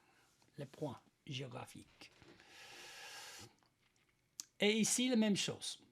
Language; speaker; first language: French; non-native, learner; English